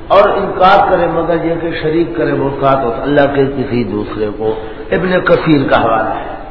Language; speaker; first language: Urdu; non-native, local second language; Punjabi